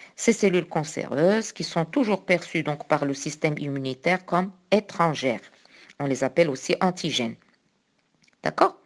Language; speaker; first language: French; non-native, local second language; Arabic